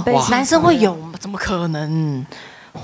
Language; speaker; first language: Chinese; native; Chinese